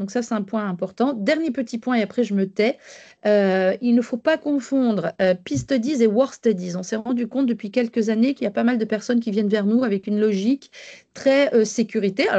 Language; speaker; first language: French; native; French